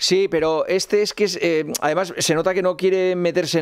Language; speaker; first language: Spanish; native; Spanish